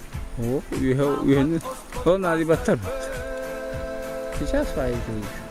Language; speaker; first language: Russian; non-native, local second language; Yakut